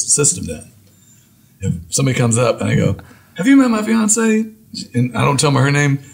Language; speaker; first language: English; native; English